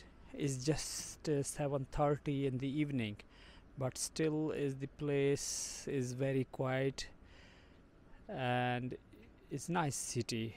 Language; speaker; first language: English; non-native, fluent; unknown